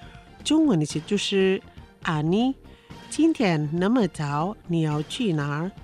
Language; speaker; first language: Chinese; non-native, fluent; Indonesian